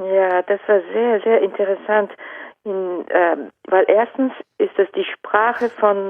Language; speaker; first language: German; non-native, fluent; Japanese